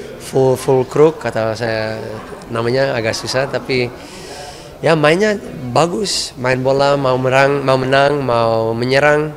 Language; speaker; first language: Indonesian; non-native, fluent; Dutch